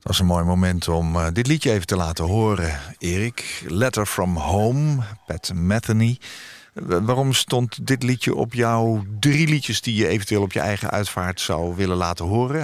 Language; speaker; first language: Dutch; native; Dutch